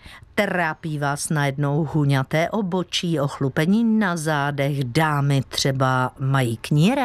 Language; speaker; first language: Czech; native; Czech